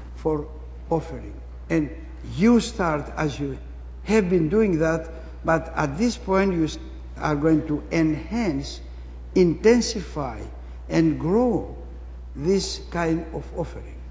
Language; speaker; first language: English; non-native, fluent; Greek